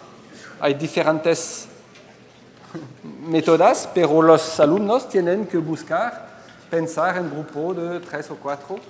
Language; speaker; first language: Spanish; non-native, fluent; French